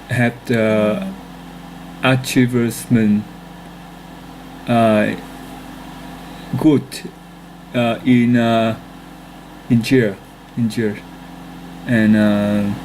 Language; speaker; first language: English; non-native, learner; Vietnamese